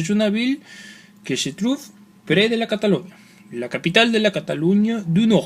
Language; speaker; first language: French; non-native, learner; Spanish